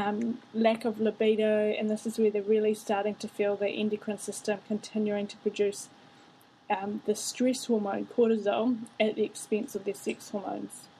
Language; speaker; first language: English; native; English